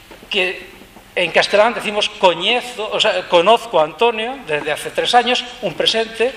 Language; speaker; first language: Spanish; native; Spanish